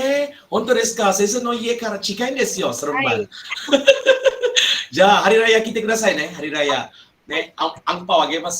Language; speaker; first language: Japanese; non-native, fluent; Malay